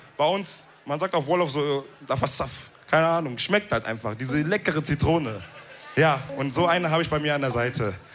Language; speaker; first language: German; early bilingual, other home language; Wolof